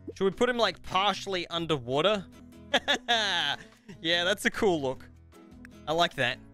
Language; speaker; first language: English; native; English